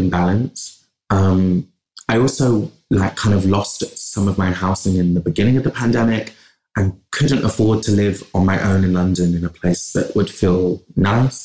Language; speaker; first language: English; native; English